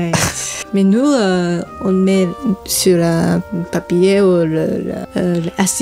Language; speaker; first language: French; non-native, learner; Japanese